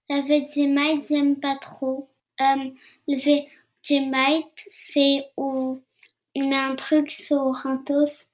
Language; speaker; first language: French; early bilingual, heritage; French